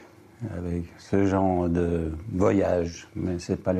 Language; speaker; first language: French; non-native, fluent; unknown